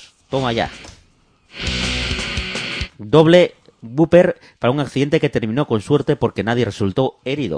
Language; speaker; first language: Spanish; native; Spanish